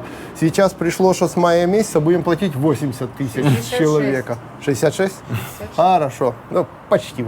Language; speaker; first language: Russian; native; Russian